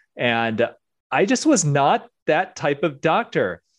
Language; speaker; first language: English; early bilingual, other home language; Korean